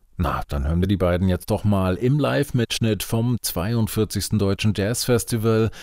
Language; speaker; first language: German; native; German